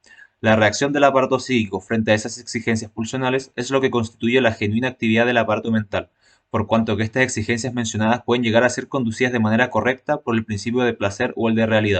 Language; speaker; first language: Spanish; native; Spanish